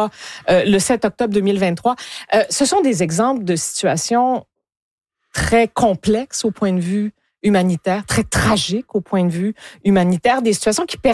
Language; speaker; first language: French; native; French